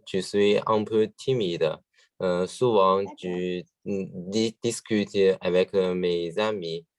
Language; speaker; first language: French; non-native, learner; Chinese